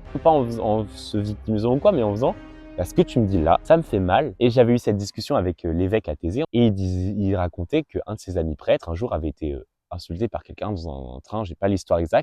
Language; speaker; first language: French; native; French